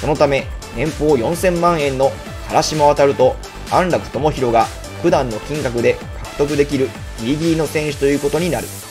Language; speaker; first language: Japanese; native; Japanese